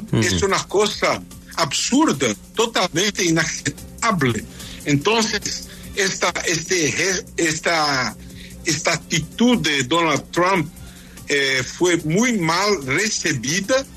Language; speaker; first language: Spanish; non-native, fluent; Portuguese